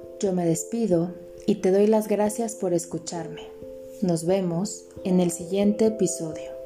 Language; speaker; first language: Spanish; native; Spanish